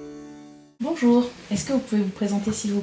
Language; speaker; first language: French; native; French